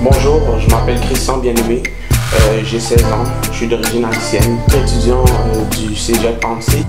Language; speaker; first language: French; early bilingual, other home language; Haitian Creole